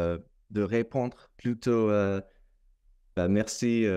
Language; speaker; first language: French; non-native, fluent; English